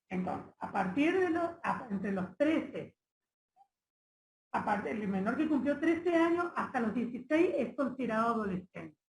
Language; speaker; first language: Spanish; native; Spanish